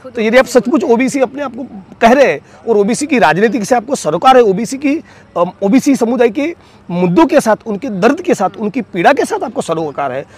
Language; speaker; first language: Hindi; non-native, local second language; Gujarati